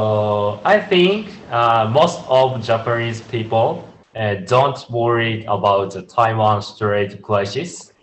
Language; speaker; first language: English; non-native, learner; Japanese